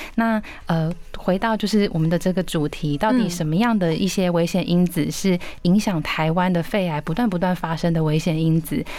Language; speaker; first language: Chinese; native; Chinese